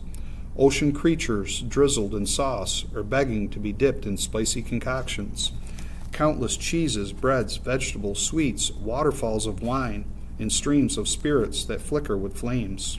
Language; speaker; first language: English; native; English